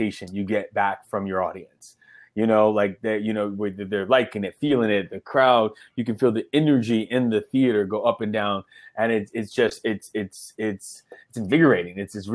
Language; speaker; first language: English; native; English